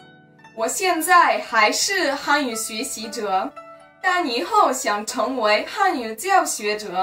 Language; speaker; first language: Chinese; non-native, fluent; Romanian